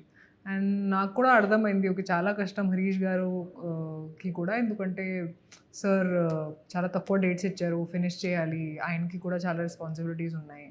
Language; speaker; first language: Telugu; non-native, fluent; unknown